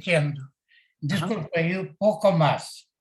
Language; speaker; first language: Spanish; non-native, learner; Portuguese